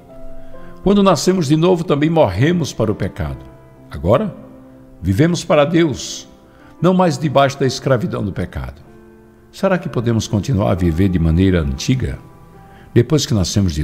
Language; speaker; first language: Portuguese; native; Portuguese